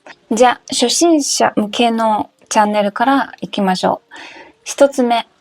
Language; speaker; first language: Japanese; non-native, fluent; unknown